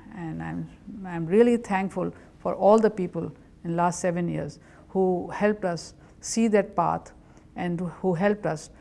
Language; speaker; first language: English; non-native, local second language; Urdu